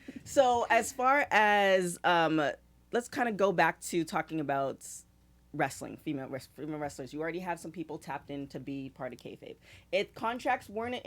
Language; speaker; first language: English; native; English